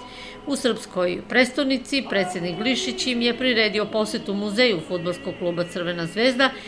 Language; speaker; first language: Serbian; native; Serbian